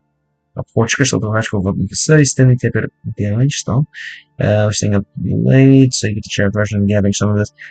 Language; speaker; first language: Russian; non-native, learner; English